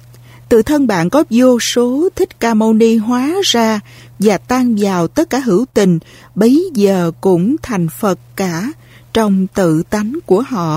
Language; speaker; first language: Vietnamese; native; Vietnamese